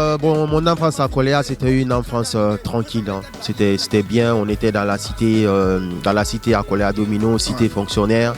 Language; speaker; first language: French; non-native, local second language; Fula